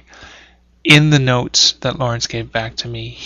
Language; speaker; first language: English; native; English